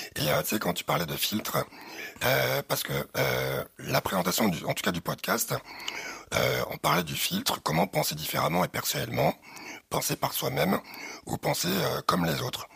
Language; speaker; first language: French; early bilingual, other home language; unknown